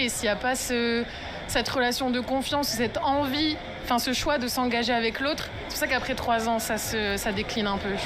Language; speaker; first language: French; native; French